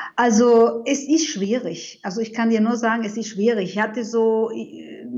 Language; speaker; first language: German; non-native, fluent; Spanish